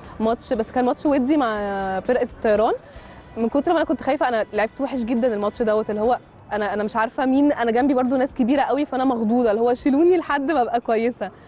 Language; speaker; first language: Arabic; native; Arabic